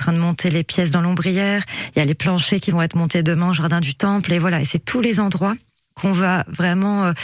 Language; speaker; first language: French; native; French